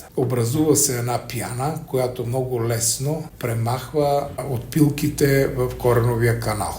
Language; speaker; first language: Bulgarian; native; Bulgarian